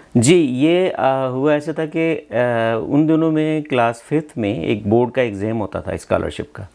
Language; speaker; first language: Hindi; non-native, local second language; Punjabi